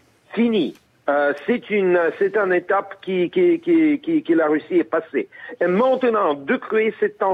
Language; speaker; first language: French; non-native, fluent; Russian